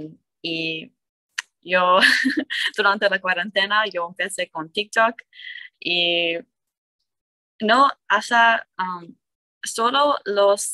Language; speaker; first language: Spanish; non-native, learner; English